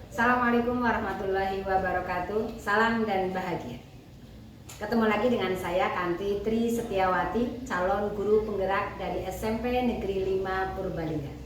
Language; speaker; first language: Indonesian; native; Indonesian